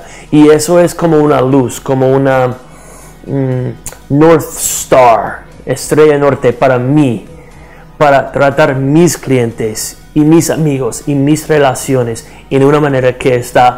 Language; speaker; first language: Spanish; non-native, learner; English